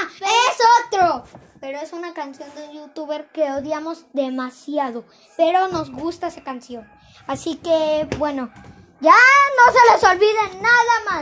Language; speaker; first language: Spanish; native; Spanish